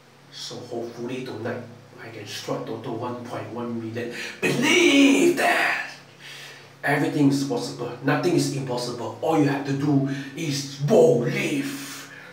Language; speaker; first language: English; non-native, local second language; Chinese